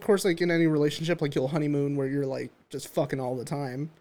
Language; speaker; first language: English; native; English